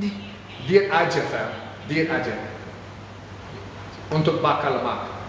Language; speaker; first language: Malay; non-native, fluent; English